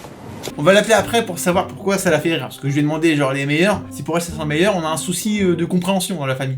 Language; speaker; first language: French; native; French